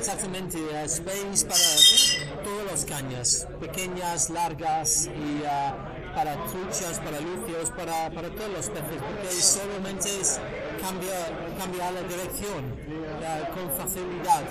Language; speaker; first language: Spanish; non-native, learner; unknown